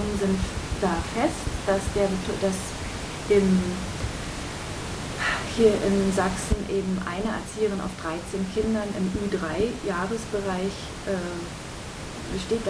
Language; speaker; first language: German; native; German